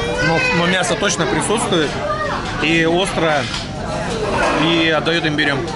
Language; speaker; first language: Russian; native; Russian